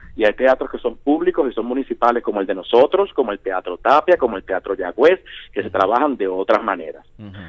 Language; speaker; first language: Spanish; native; Spanish